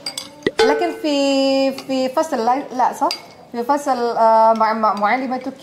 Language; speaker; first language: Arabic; non-native, learner; Indonesian